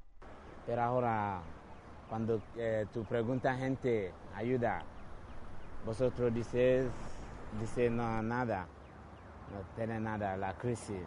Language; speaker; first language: Spanish; non-native, learner; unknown